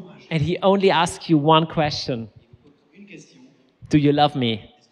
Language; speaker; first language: English; non-native, fluent; German